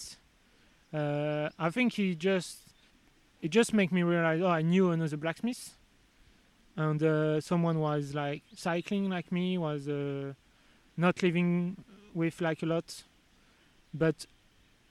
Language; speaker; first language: English; non-native, fluent; French